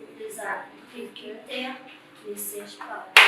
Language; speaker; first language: French; non-native, learner; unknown